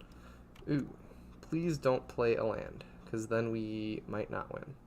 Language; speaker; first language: English; native; English